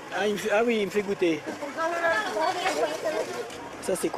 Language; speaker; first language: French; native; French